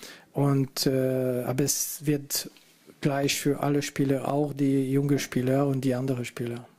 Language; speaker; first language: German; non-native, fluent; French